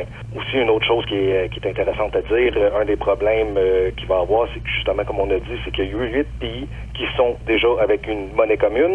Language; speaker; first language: French; native; French